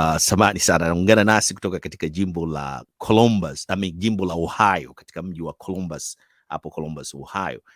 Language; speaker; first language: Swahili; native; Swahili